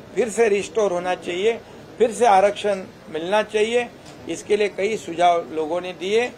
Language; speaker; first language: Hindi; non-native, local second language; Marathi